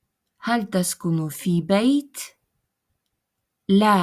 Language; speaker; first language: Arabic; non-native, fluent; Russian